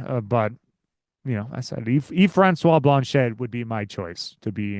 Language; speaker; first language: English; native; English